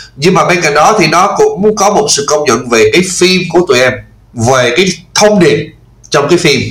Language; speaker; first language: Vietnamese; non-native, fluent; English